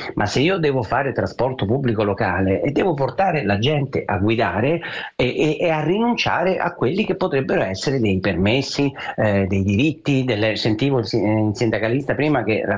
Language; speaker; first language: Italian; native; Italian